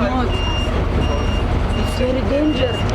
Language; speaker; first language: English; non-native, learner; Persian